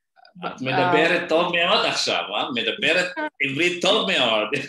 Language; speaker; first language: Hebrew; non-native, fluent; Indonesian